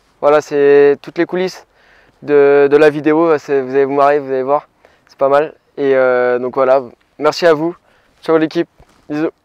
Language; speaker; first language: French; native; French